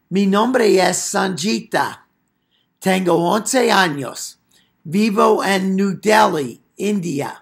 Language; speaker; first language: Spanish; non-native, fluent; English